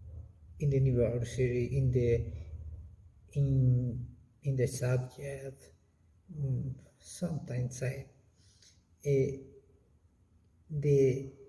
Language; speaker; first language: English; non-native, learner; Spanish